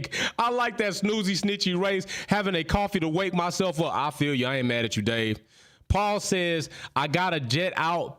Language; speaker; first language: English; native; English